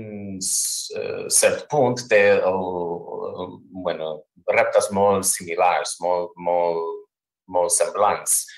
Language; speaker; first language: Catalan; non-native, fluent; English